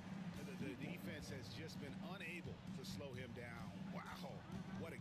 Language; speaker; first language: English; native; English